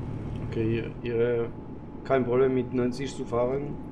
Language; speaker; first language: German; non-native, learner; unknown